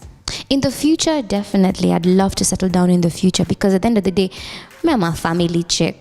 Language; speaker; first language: English; non-native, local second language; Swahili